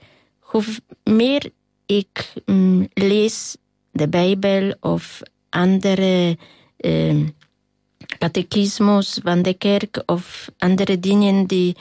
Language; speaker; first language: Dutch; non-native, fluent; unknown